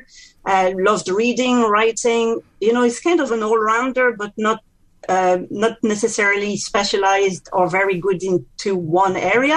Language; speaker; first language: English; non-native, fluent; French